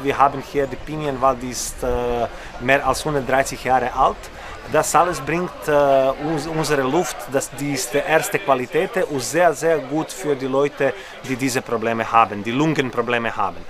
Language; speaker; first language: German; non-native, learner; Croatian